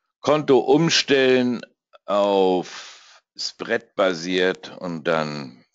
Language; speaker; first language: German; native; German